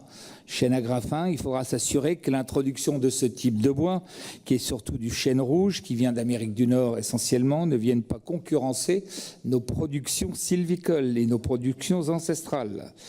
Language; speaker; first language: French; native; French